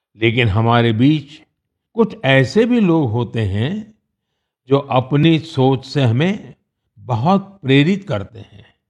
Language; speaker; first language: Hindi; non-native, local second language; Gujarati